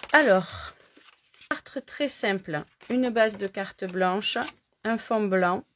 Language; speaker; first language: French; native; French